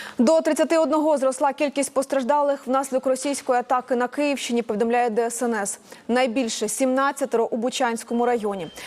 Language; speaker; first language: Ukrainian; native; Ukrainian